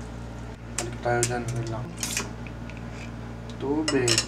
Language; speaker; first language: Filipino; non-native, learner; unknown